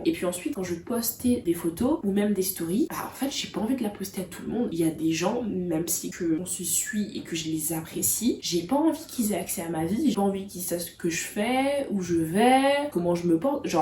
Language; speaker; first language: French; native; French